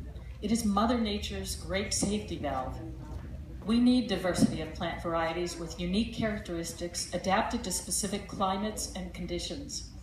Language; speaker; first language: English; native; English